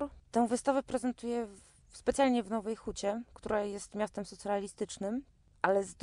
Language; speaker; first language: Polish; native; Polish